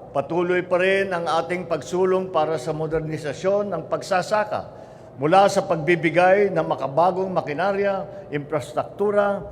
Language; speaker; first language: Filipino; native; Filipino